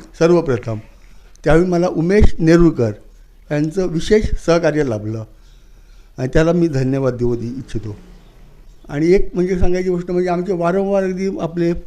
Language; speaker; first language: Marathi; native; Marathi